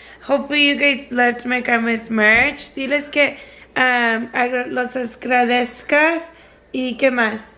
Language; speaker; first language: Spanish; early bilingual, heritage; Spanish